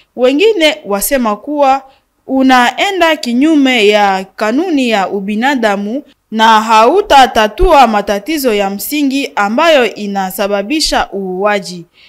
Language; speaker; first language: Swahili; non-native, local second language; Nande